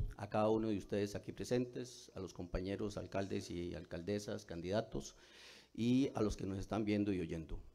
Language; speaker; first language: Spanish; native; Spanish